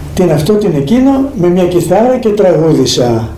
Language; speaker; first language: Greek; early bilingual, heritage; Greek